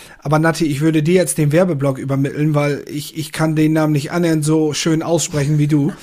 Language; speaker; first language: German; native; German